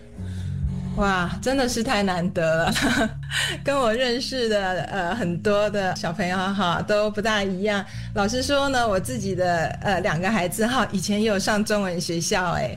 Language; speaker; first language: Chinese; native; Chinese